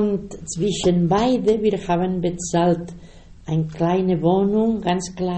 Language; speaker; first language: German; non-native, learner; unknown